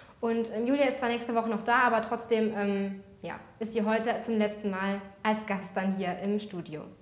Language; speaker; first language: German; native; German